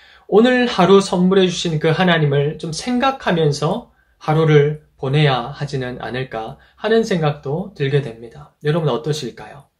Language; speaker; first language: Korean; native; Korean